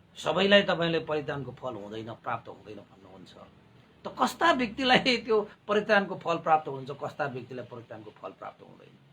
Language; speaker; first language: Nepali; non-native, local second language; Newari